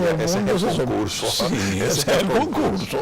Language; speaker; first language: Spanish; native; Spanish